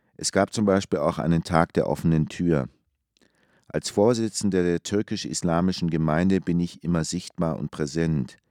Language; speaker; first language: German; early bilingual, other home language; Turkish